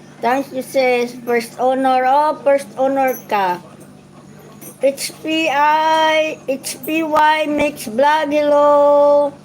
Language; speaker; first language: Filipino; non-native, local second language; Waray